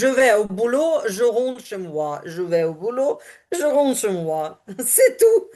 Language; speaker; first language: French; non-native, learner; Ukrainian